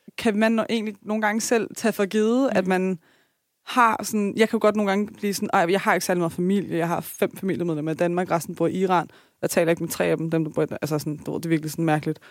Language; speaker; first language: Danish; early bilingual, other home language; Persian